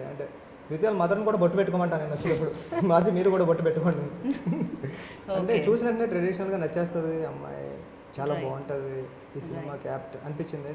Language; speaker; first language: Telugu; native; Telugu